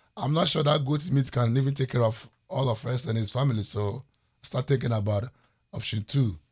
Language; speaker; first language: English; non-native, local second language; Ewe